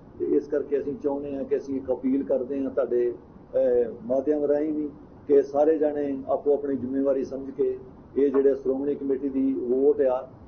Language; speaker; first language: Punjabi; native; Punjabi